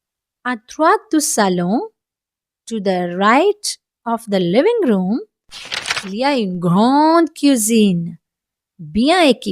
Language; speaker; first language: French; non-native, fluent; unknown